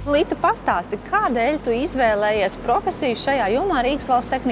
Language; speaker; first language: Latvian; native; Latvian